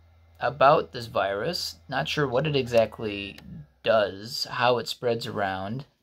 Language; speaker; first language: English; native; English